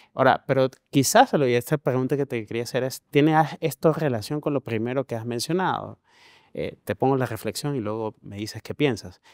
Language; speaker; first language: Spanish; native; Spanish